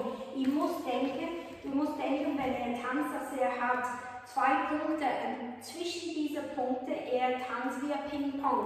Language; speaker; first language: German; non-native, fluent; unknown